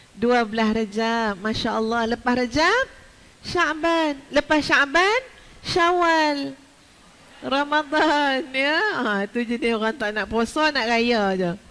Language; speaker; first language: Malay; native; Malay